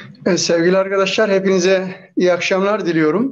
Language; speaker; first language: Turkish; native; Turkish